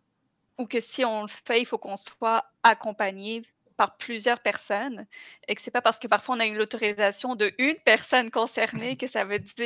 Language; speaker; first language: French; native; French